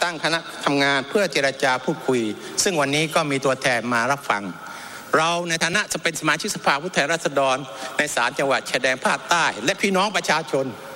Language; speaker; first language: Thai; non-native, local second language; Malay